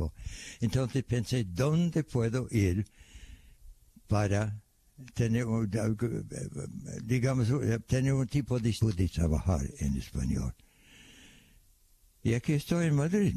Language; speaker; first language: Spanish; non-native, fluent; English